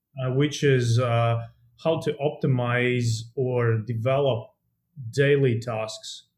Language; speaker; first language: English; non-native, fluent; Latvian